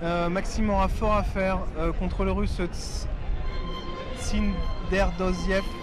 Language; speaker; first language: French; native; French